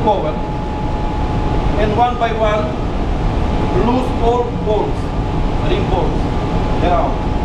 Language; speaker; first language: English; non-native, learner; Russian